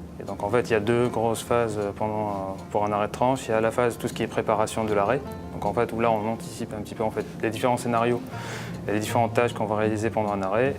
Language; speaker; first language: French; non-native, local second language; Arabic